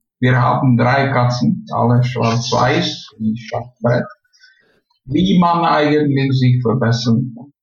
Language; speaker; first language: German; non-native, fluent; Czech